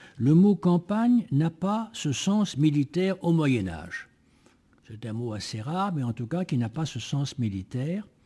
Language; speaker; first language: French; native; French